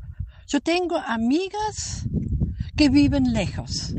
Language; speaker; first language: Spanish; non-native, fluent; German